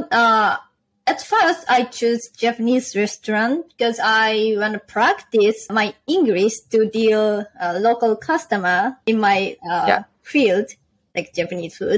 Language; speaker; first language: English; non-native, learner; Japanese